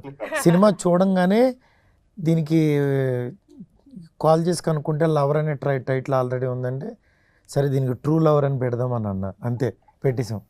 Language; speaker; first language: Telugu; native; Telugu